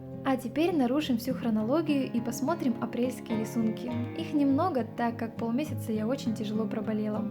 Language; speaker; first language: Russian; native; Russian